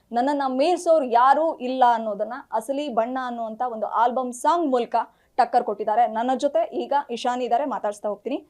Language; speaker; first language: Kannada; native; Kannada